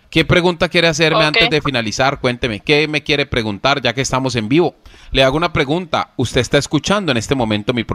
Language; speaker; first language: Spanish; native; Spanish